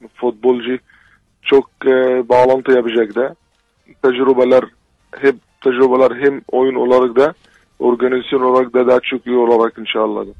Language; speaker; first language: Turkish; non-native, learner; Arabic